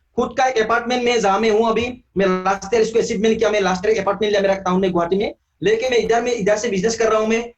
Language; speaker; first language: Hindi; non-native, local second language; Assamese